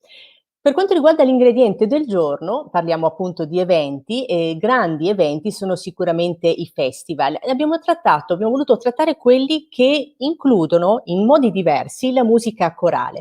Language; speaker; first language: Italian; native; Italian